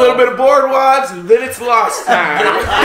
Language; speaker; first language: English; native; English